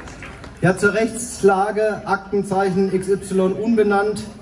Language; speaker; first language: German; native; German